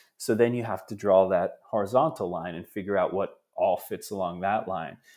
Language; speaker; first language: English; early bilingual, other home language; Italian